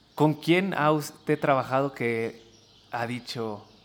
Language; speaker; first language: Spanish; early bilingual, heritage; Spanish